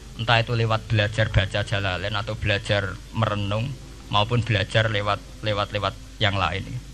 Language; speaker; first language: Indonesian; non-native, local second language; Javanese